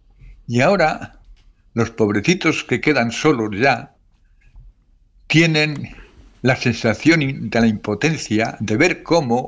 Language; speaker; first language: Spanish; native; Spanish